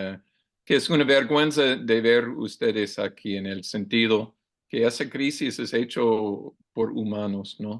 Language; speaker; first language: Spanish; non-native, learner; English